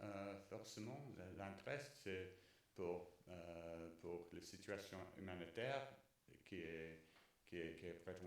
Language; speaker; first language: French; non-native, learner; English